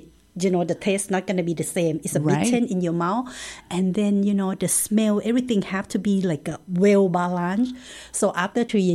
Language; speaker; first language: English; non-native, learner; Thai